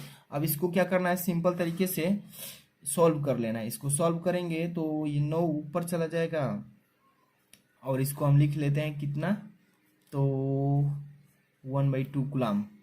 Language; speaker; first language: Hindi; native; Hindi